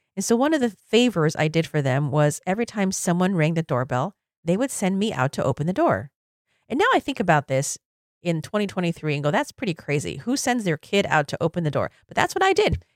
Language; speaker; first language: English; native; English